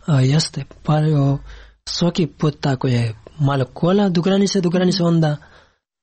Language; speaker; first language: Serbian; non-native, learner; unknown